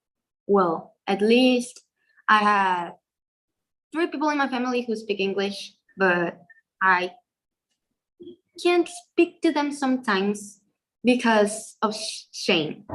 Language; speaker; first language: English; non-native, fluent; Spanish